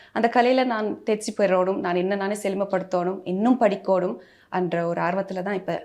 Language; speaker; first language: Tamil; early bilingual, heritage; Tamil